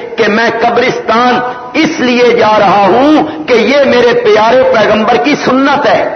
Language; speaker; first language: Urdu; non-native, local second language; Punjabi